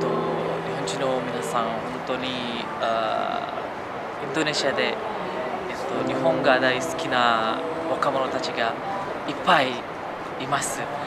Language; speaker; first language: Japanese; non-native, fluent; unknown